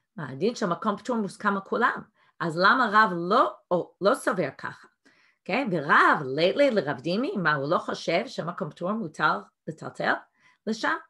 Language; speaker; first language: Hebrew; non-native, fluent; English